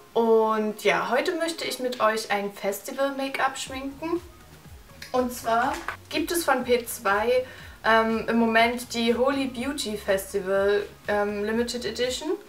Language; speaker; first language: German; native; German